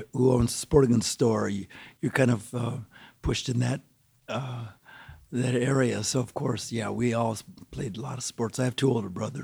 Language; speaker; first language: English; native; English